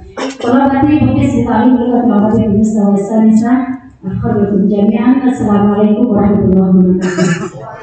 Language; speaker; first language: Arabic; non-native, learner; Indonesian